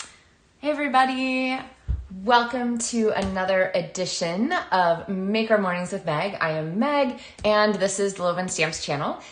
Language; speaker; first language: English; native; English